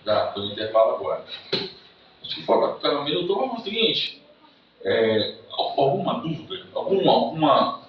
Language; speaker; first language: Portuguese; native; Portuguese